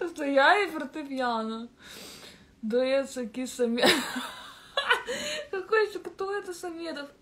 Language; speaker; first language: Russian; native; Russian